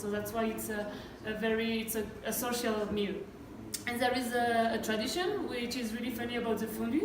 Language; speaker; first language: English; non-native, learner; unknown